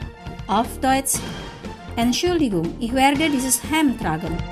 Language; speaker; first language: German; non-native, fluent; Indonesian